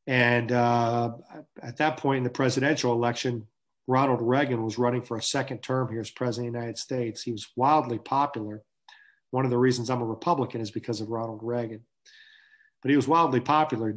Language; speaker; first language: English; native; English